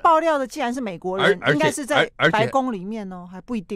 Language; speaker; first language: Chinese; native; Chinese